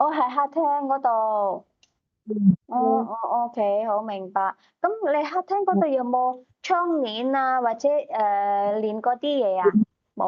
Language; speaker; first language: Cantonese; native; Cantonese